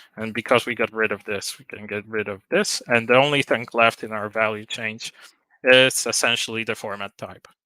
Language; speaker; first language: English; non-native, fluent; Polish